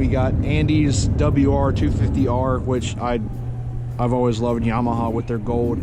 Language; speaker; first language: English; native; English